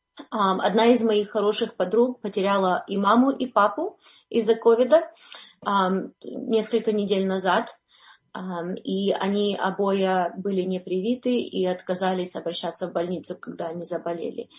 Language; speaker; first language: Russian; early bilingual, heritage; Russian